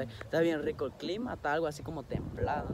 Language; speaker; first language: Spanish; native; Spanish